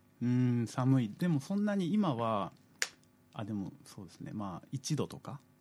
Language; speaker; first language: Japanese; native; Japanese